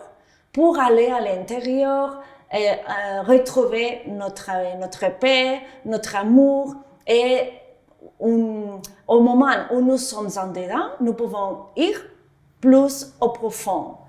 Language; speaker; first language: French; non-native, fluent; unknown